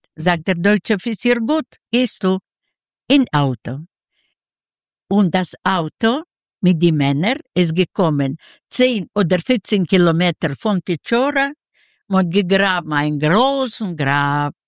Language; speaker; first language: German; non-native, learner; Yiddish